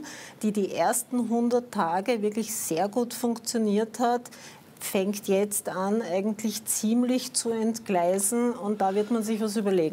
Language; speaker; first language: German; native; German